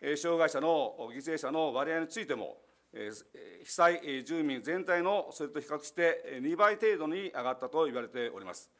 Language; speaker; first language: Japanese; native; Japanese